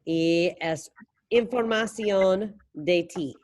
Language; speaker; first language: Spanish; non-native, fluent; English